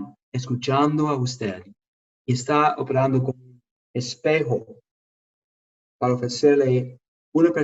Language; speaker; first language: Spanish; non-native, fluent; English